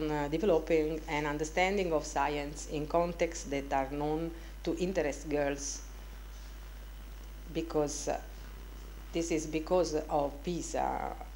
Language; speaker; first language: English; non-native, fluent; Italian